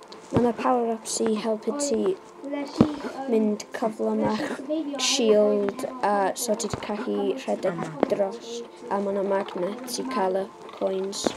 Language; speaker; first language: Welsh; native; Welsh